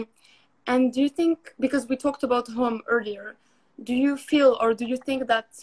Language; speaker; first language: English; non-native, fluent; Arabic